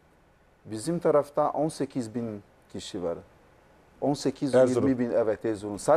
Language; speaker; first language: Turkish; non-native, learner; Portuguese